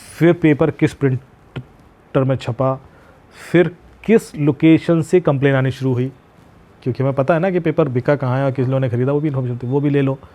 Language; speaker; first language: Hindi; native; Hindi